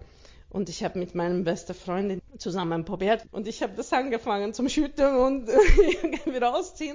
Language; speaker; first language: German; non-native, learner; Hungarian